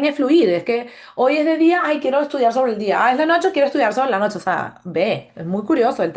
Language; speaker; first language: Spanish; native; Spanish